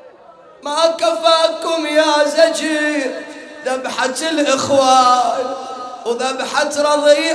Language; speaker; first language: Arabic; native; Arabic